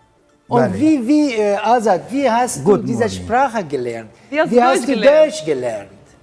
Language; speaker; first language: German; non-native, fluent; Kurdish